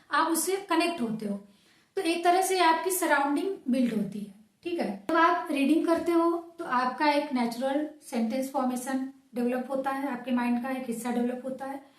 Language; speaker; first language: Hindi; native; Hindi